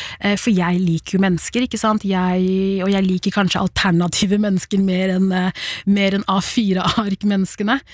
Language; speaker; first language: Norwegian; early bilingual, other home language; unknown